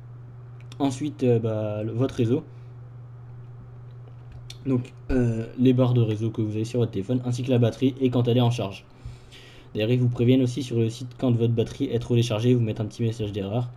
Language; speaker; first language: French; native; French